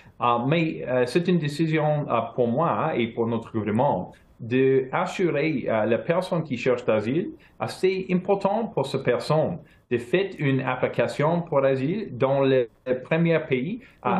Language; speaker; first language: French; non-native, local second language; English